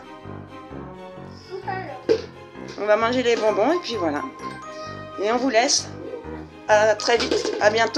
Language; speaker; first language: French; native; French